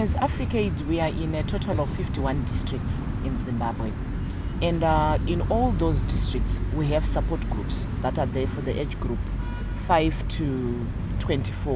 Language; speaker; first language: English; non-native, local second language; Shona